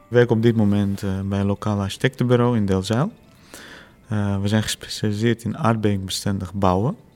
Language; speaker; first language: Dutch; early bilingual, other home language; Azerbaijani